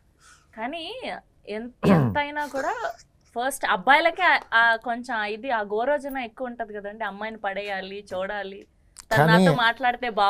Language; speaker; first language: Telugu; native; Telugu